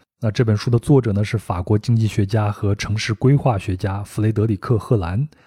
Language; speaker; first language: Chinese; native; Chinese